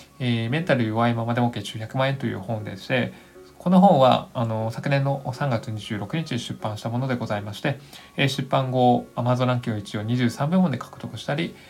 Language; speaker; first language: Japanese; native; Japanese